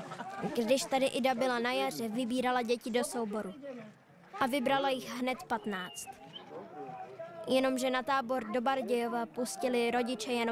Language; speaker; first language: Czech; native; Czech